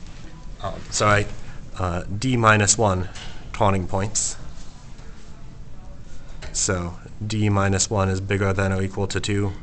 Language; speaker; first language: English; native; English